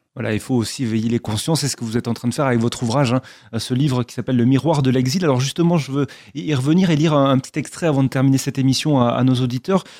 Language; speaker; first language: French; native; French